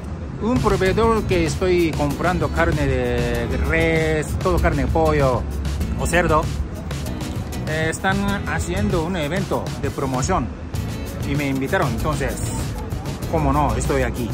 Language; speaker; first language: Spanish; non-native, learner; Japanese